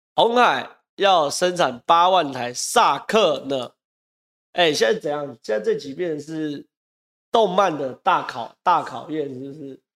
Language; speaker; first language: Chinese; native; Chinese